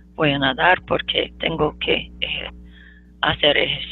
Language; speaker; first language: Spanish; non-native, fluent; English